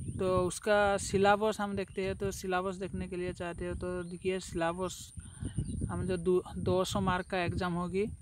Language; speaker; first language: Hindi; non-native, local second language; Assamese